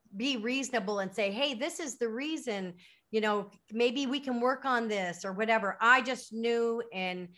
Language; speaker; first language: English; native; English